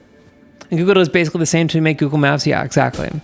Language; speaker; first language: English; native; English